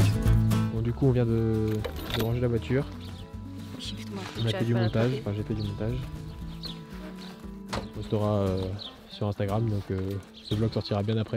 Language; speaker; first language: French; native; French